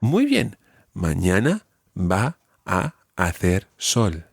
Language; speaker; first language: Spanish; non-native, fluent; English